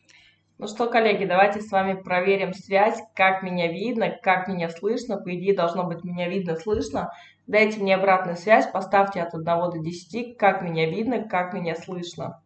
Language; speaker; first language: Russian; native; Russian